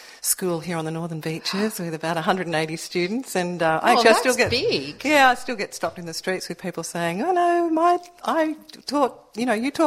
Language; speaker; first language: English; native; English